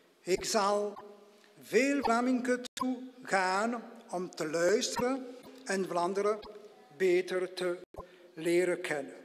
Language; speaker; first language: Dutch; non-native, local second language; French